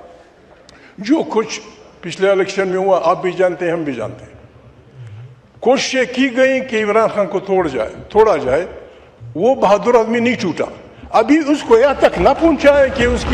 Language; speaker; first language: Urdu; non-native, local second language; Pashto